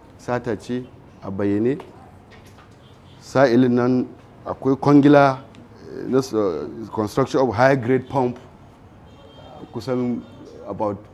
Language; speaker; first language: Hausa; native; Hausa